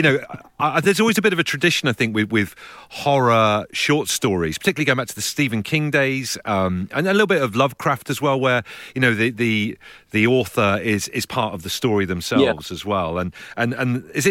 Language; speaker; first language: English; native; English